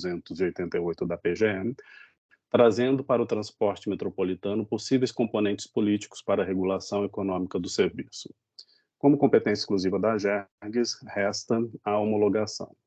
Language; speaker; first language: Portuguese; native; Portuguese